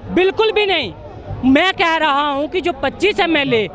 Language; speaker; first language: Hindi; native; Hindi